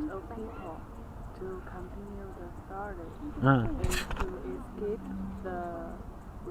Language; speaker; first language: English; non-native, learner; Chinese